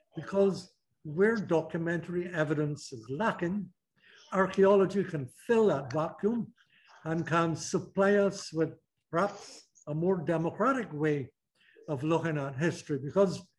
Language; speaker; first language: English; native; English